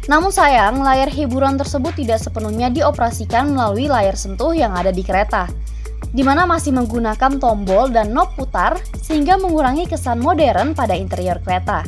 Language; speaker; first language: Indonesian; native; Indonesian